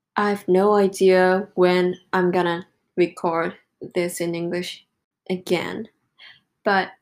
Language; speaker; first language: English; non-native, fluent; Japanese